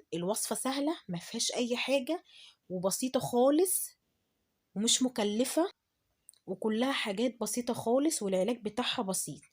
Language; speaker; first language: Arabic; native; Arabic